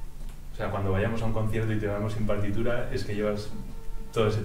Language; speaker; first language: Spanish; native; Spanish